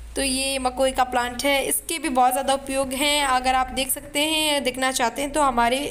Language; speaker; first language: Hindi; native; Hindi